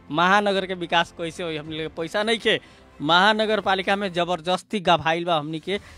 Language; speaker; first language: Bhojpuri; native; Bhojpuri